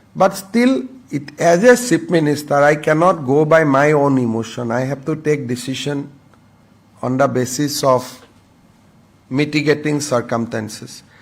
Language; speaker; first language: English; non-native, local second language; Assamese